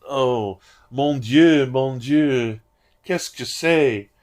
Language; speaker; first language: French; non-native, learner; English